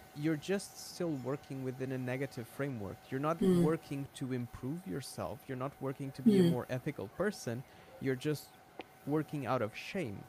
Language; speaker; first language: English; non-native, fluent; Portuguese